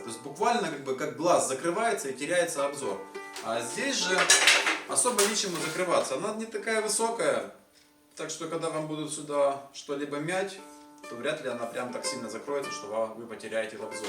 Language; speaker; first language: Russian; native; Russian